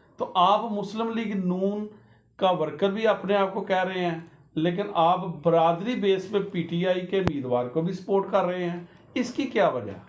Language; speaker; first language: Urdu; non-native, local second language; Punjabi